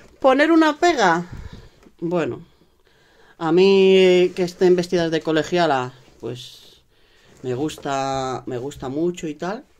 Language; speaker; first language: Spanish; native; Spanish